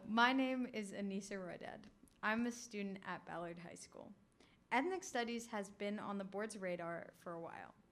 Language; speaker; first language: English; early bilingual, other home language; Urdu